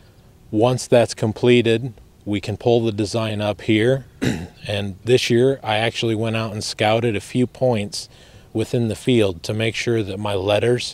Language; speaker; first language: English; native; English